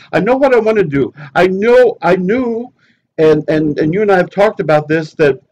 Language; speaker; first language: English; early bilingual, other home language; Spanish